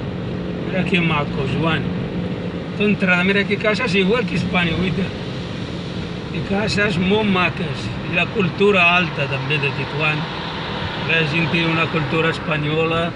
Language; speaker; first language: Catalan; non-native, learner; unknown